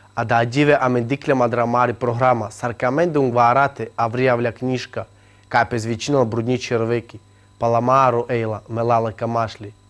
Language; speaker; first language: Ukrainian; non-native, local second language; Romany